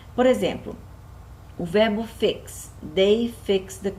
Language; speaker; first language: English; non-native, fluent; Portuguese